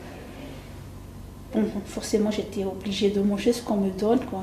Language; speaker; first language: French; non-native, local second language; Malagasy